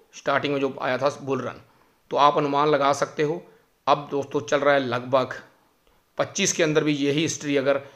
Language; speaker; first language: Hindi; native; Hindi